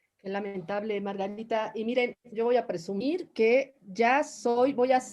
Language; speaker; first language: Spanish; native; Spanish